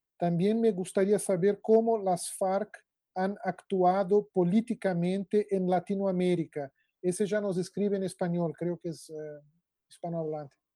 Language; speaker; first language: Spanish; non-native, fluent; Portuguese